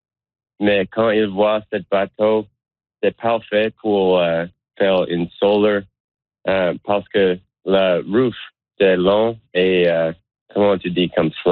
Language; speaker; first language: French; non-native, learner; English